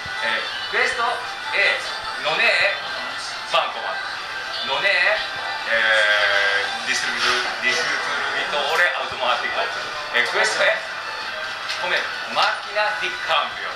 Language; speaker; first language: Italian; non-native, learner; Japanese